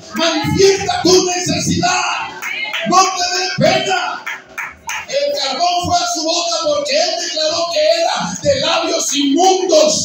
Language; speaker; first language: Spanish; native; Spanish